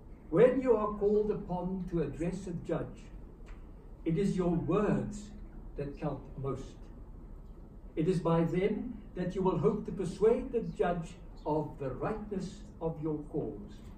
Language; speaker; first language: English; non-native, local second language; Afrikaans